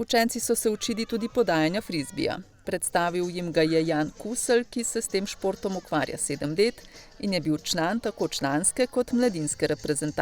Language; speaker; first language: Slovenian; native; Slovenian